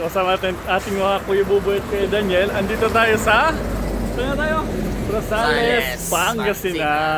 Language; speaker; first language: Filipino; native; Filipino